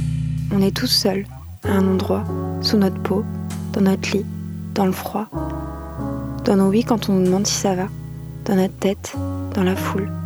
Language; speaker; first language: French; native; French